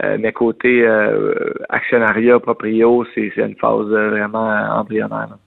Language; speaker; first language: French; native; French